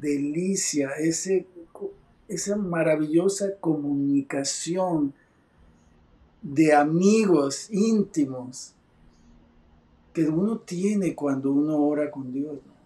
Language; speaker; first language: Spanish; native; Spanish